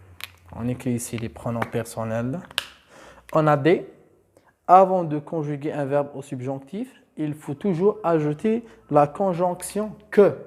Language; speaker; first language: French; non-native, local second language; Arabic